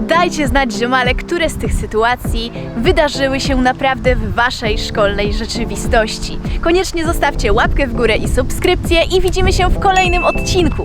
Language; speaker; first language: Polish; native; Polish